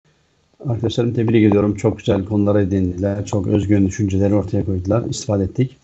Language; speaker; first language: Turkish; native; Turkish